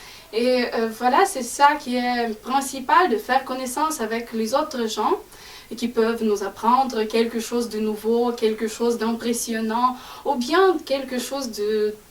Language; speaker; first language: French; non-native, fluent; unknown